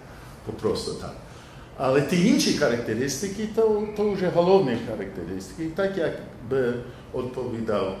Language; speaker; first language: Polish; non-native, learner; English